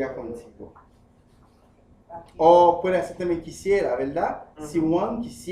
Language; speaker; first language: Spanish; non-native, fluent; Haitian Creole